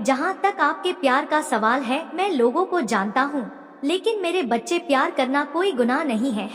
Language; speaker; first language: Hindi; native; Hindi